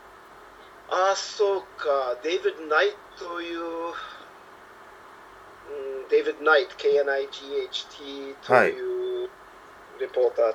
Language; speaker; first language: Japanese; non-native, learner; English